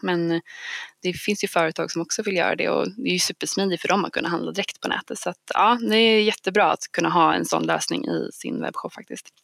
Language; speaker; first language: Swedish; native; Swedish